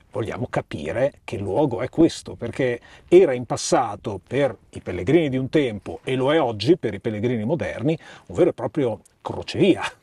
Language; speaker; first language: Italian; native; Italian